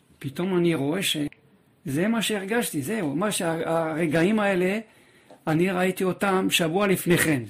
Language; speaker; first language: Hebrew; non-native, fluent; French